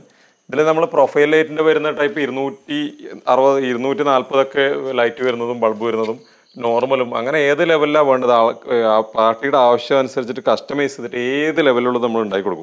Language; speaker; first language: Malayalam; native; Malayalam